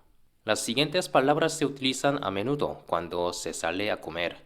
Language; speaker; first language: Spanish; non-native, fluent; Korean